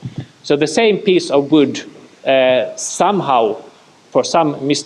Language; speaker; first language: English; non-native, fluent; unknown